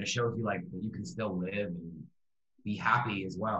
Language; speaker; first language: English; native; English